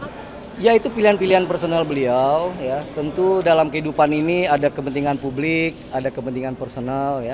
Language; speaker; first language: Indonesian; native; Indonesian